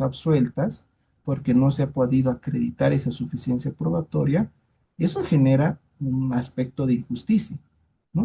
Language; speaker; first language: Spanish; native; Spanish